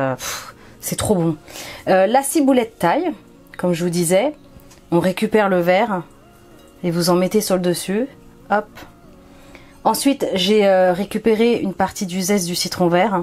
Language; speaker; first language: French; native; French